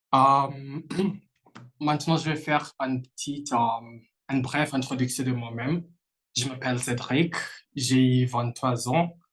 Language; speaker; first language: French; non-native, fluent; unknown